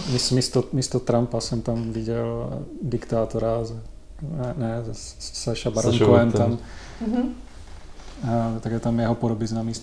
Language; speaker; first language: Czech; native; Czech